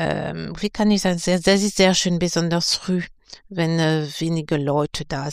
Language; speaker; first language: German; non-native, fluent; French